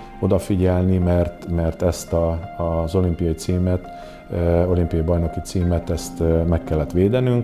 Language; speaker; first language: Hungarian; native; Hungarian